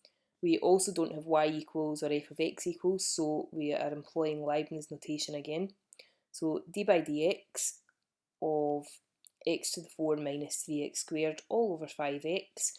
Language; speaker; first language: English; native; English